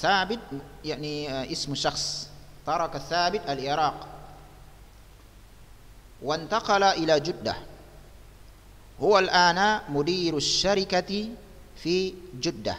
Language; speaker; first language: Arabic; non-native, fluent; Indonesian